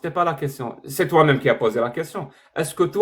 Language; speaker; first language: French; native; French